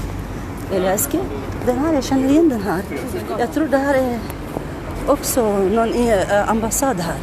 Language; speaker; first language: Swedish; non-native, learner; Tigrinya